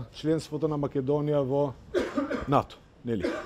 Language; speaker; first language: Macedonian; non-native, local second language; Albanian